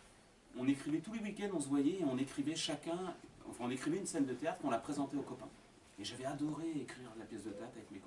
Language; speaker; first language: French; native; French